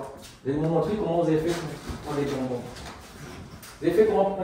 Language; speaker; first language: French; native; French